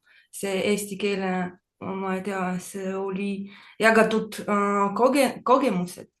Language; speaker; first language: Estonian; non-native, learner; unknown